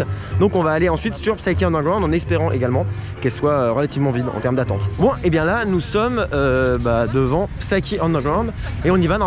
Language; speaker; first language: French; native; French